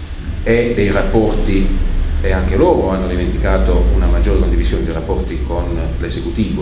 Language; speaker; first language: Italian; native; Italian